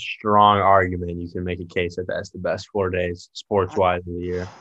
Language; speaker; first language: English; native; English